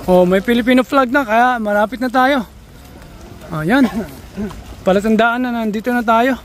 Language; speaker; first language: Filipino; native; Filipino